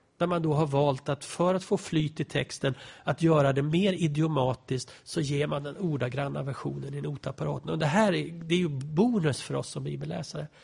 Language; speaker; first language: Swedish; native; Swedish